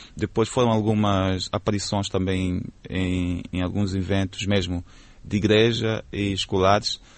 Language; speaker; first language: Portuguese; native; Portuguese